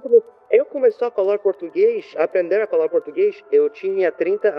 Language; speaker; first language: Portuguese; non-native, learner; French